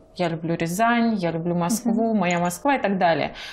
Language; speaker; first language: Russian; native; Russian